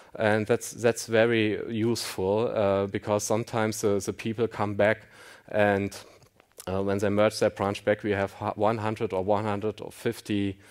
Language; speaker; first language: English; non-native, fluent; German